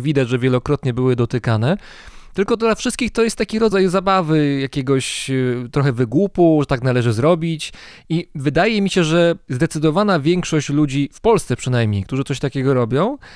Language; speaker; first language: Polish; native; Polish